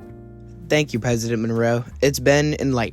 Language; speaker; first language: English; native; English